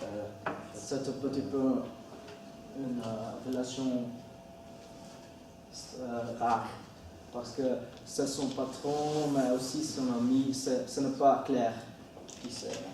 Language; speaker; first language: French; non-native, learner; Dutch